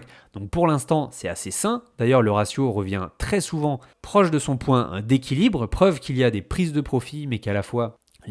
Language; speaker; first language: French; native; French